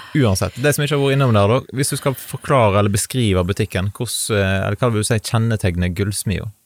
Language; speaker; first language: Norwegian; native; Norwegian